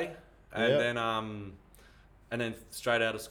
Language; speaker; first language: English; native; English